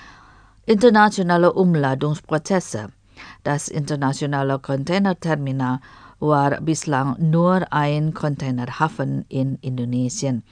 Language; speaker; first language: German; non-native, fluent; Indonesian